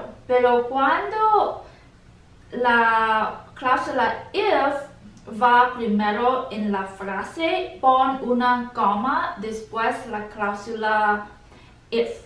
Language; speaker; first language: Spanish; non-native, learner; English